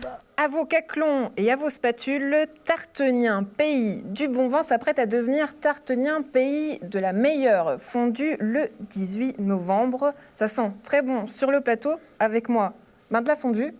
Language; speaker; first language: French; native; French